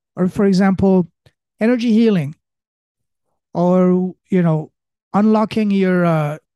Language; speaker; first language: English; early bilingual, other home language; French